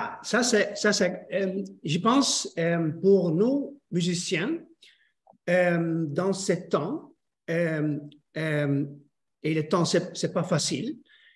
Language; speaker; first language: French; non-native, learner; Dutch